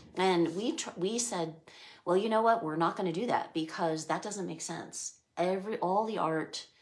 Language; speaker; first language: English; native; English